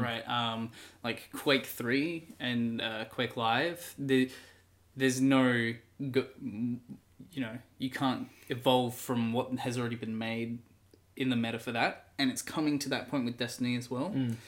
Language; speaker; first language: English; native; English